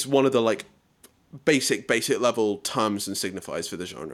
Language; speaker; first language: English; native; English